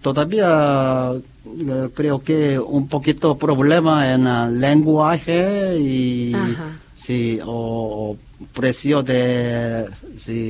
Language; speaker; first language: Spanish; non-native, learner; Korean